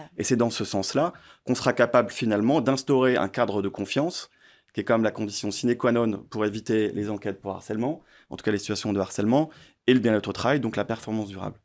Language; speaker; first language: French; native; French